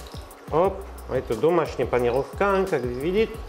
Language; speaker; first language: Russian; non-native, learner; French